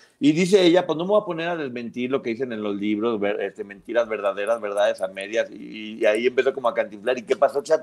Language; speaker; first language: Spanish; native; Spanish